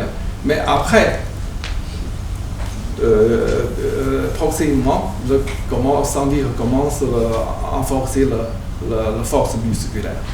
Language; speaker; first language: French; non-native, learner; Chinese